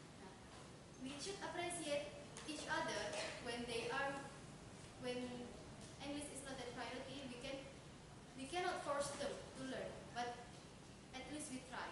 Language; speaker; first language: English; non-native, fluent; Indonesian